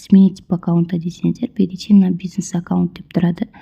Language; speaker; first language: Russian; non-native, local second language; Kazakh